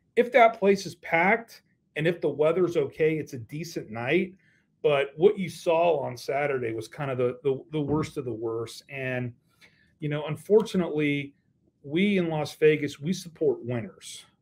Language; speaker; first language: English; native; English